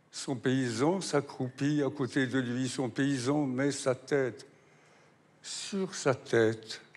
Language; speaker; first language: French; native; French